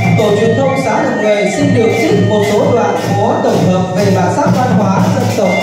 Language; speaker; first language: Vietnamese; non-native, local second language; Iu Mien